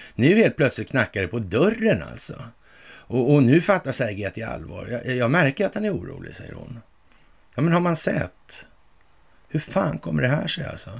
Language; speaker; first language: Swedish; native; Swedish